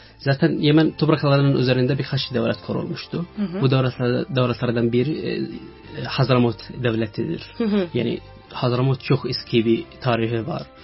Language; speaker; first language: Turkish; non-native, fluent; Arabic